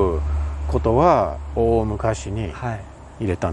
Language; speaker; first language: Japanese; non-native, fluent; English